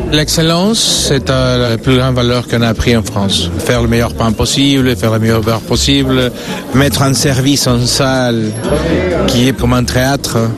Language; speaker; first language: French; non-native, fluent; Spanish